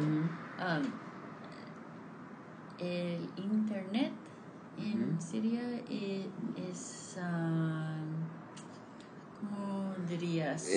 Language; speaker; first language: Spanish; non-native, fluent; English